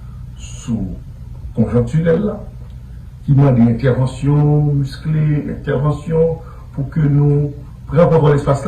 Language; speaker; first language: Haitian Creole; native; Haitian Creole